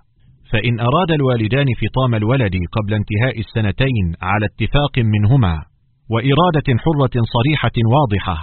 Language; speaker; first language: Arabic; native; Arabic